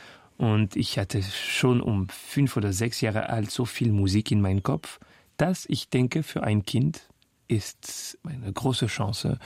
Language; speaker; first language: German; non-native, fluent; French